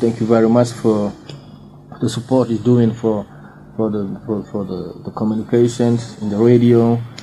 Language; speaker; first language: English; non-native, learner; Fula